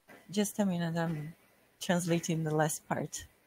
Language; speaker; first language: English; non-native, fluent; Portuguese